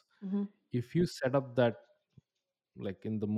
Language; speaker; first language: English; non-native, local second language; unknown